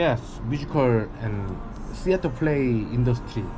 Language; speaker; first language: English; non-native, learner; Korean